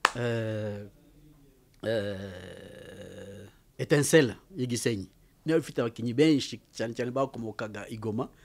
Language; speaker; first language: Kinyarwanda; early bilingual, heritage; Kinyarwanda